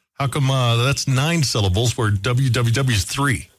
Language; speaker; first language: English; native; English